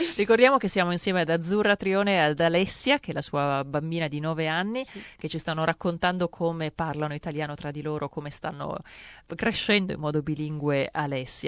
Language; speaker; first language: Italian; native; Italian